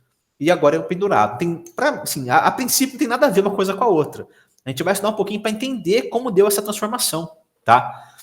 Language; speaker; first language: Portuguese; native; Portuguese